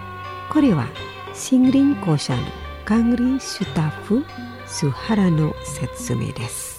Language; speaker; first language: Japanese; non-native, fluent; Indonesian